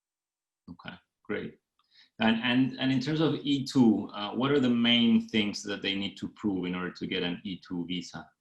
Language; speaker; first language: English; non-native, fluent; Spanish